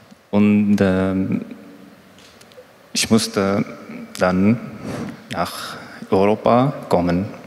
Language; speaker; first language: German; non-native, learner; Arabic